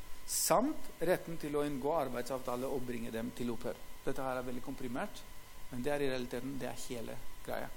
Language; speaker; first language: Norwegian; non-native, fluent; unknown